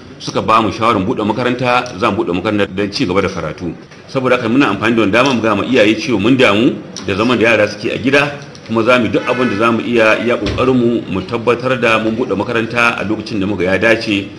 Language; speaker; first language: Hausa; native; Hausa